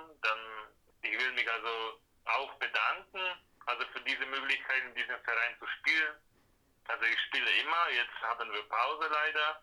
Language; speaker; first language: German; non-native, fluent; Slovak